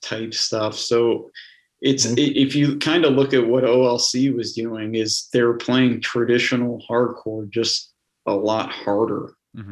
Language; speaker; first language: English; native; English